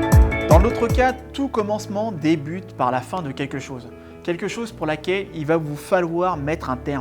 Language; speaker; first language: French; native; French